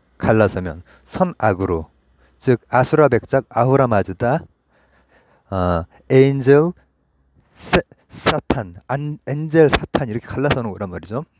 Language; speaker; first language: Korean; native; Korean